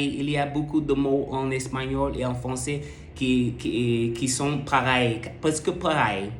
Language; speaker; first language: French; non-native, learner; English